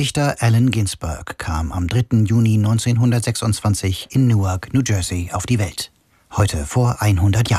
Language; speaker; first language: German; native; German